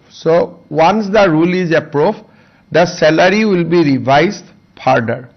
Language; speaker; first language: English; non-native, local second language; Assamese